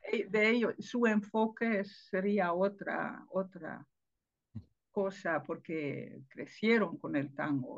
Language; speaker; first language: Spanish; non-native, fluent; Dutch